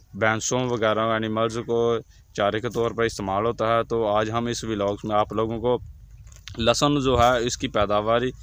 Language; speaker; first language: Urdu; non-native, local second language; Punjabi